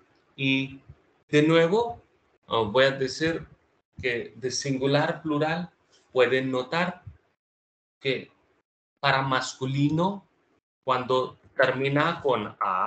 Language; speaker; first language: Spanish; non-native, fluent; Hindi